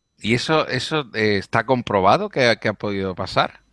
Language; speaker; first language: Spanish; native; Spanish